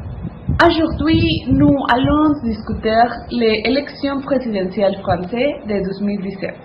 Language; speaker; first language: French; non-native, learner; Spanish